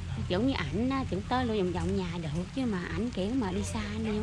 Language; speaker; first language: Vietnamese; native; Vietnamese